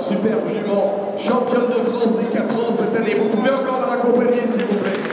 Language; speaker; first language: French; native; French